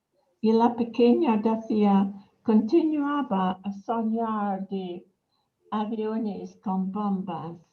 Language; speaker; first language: Spanish; non-native, fluent; English